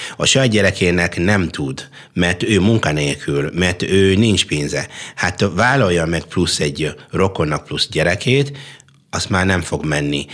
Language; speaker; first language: Hungarian; non-native, fluent; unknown